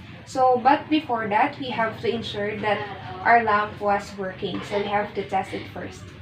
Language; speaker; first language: English; non-native, local second language; Filipino